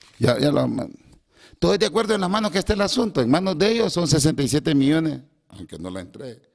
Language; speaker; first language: Spanish; native; Spanish